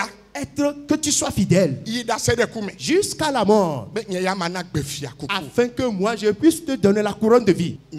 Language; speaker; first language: French; non-native, local second language; Ewe